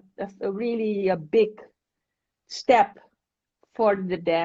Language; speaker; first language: English; non-native, fluent; Dutch